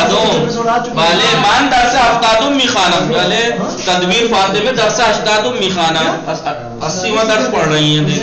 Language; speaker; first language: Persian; non-native, fluent; Urdu